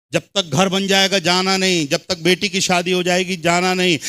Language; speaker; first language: Hindi; non-native, local second language; Telugu